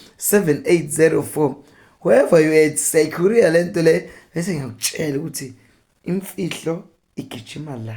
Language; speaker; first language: Zulu; non-native, local second language; Xhosa